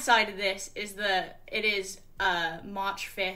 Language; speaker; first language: English; native; English